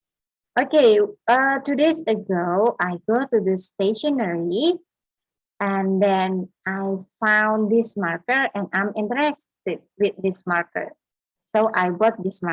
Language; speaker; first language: English; non-native, fluent; Indonesian